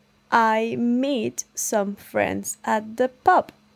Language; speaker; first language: English; non-native, learner; Spanish